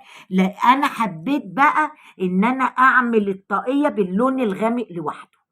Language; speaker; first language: Arabic; native; Arabic